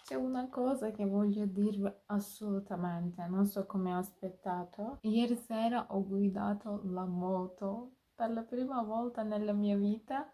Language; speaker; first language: Italian; non-native, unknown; Turkish